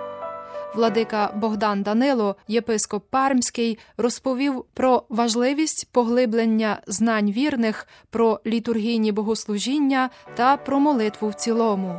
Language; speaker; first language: Ukrainian; native; Ukrainian